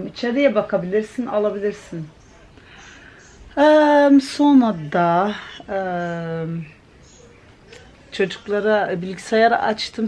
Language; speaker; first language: Turkish; early bilingual, other home language; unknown